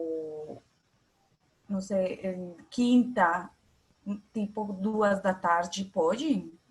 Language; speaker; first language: Portuguese; non-native, fluent; Spanish